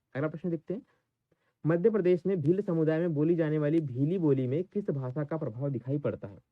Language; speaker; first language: Hindi; native; Hindi